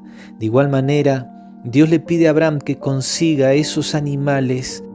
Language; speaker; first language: Spanish; native; Spanish